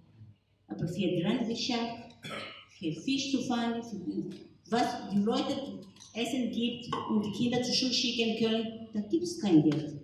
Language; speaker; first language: German; non-native, fluent; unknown